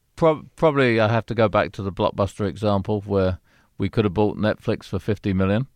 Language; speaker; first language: English; native; English